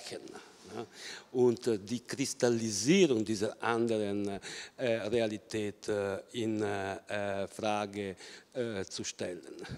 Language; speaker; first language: German; non-native, fluent; Italian